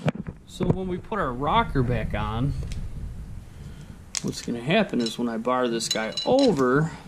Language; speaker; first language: English; native; English